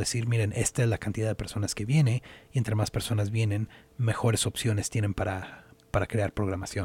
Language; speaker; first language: Spanish; native; Spanish